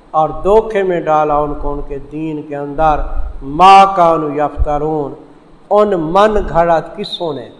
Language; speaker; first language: Urdu; native; Urdu